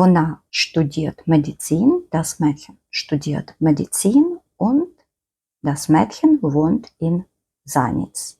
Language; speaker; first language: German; non-native, fluent; Ukrainian